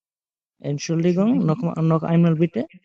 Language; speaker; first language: German; non-native, learner; Bangla